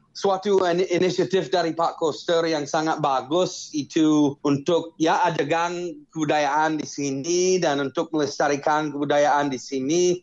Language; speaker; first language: Indonesian; non-native, fluent; English